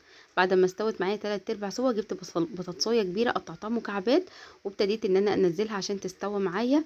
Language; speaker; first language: Arabic; native; Arabic